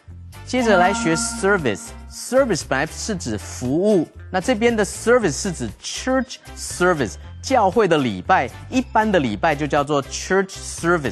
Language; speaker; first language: Chinese; native; Chinese